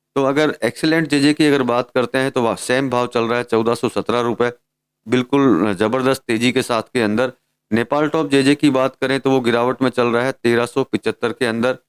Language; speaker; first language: Hindi; native; Hindi